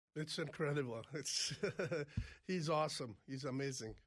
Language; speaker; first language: English; non-native, fluent; Persian